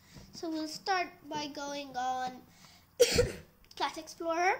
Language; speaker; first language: English; native; English